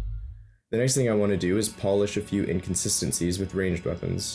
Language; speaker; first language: English; native; English